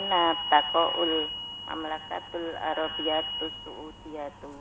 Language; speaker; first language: Arabic; non-native, learner; Indonesian